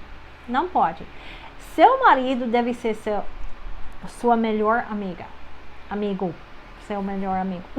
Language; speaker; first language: Portuguese; non-native, fluent; English